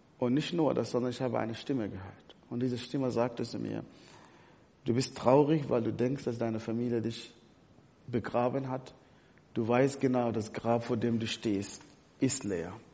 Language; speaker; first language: German; non-native, fluent; Arabic